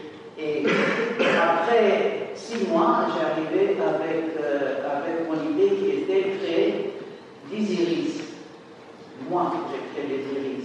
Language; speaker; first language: French; non-native, fluent; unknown